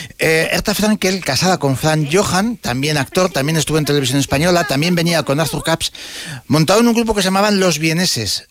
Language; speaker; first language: Spanish; native; Spanish